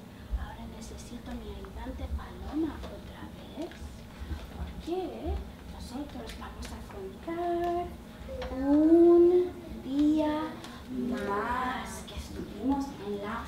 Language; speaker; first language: Spanish; early bilingual, heritage; Spanish